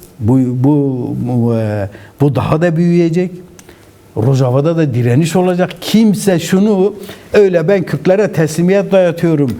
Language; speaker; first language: Turkish; non-native, local second language; Kurdish